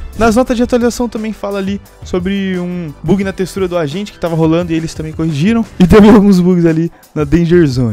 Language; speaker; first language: Portuguese; native; Portuguese